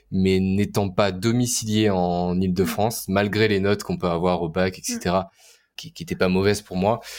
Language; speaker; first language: French; native; French